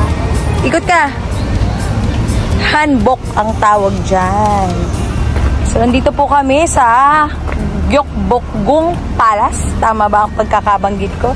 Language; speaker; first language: Filipino; native; Filipino